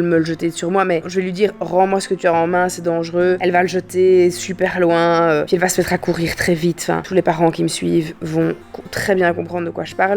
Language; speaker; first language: French; native; French